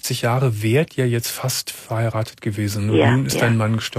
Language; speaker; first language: German; native; German